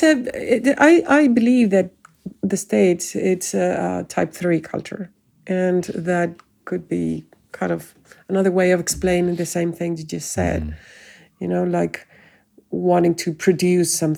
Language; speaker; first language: English; non-native, fluent; Spanish